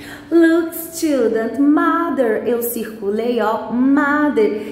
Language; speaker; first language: English; non-native, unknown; Portuguese